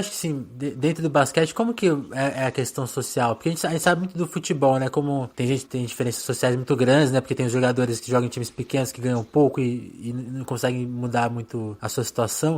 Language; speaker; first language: Portuguese; native; Portuguese